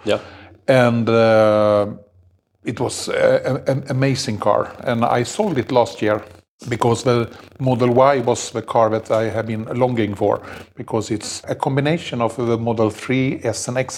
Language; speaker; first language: English; non-native, fluent; Swedish